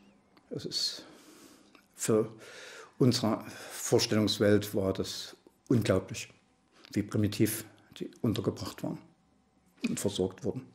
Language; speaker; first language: German; native; German